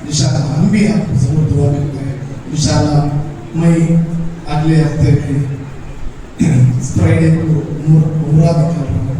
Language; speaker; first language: Hindi; non-native, local second language; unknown